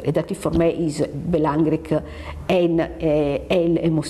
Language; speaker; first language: Dutch; non-native, local second language; French